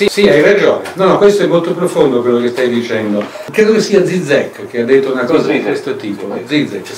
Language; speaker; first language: Italian; native; Italian